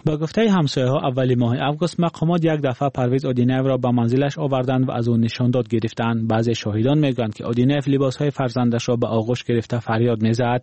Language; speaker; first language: Persian; native; Persian